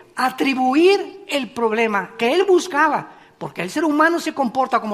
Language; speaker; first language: Spanish; native; Spanish